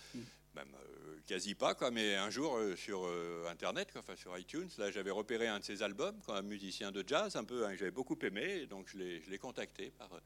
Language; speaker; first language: French; native; French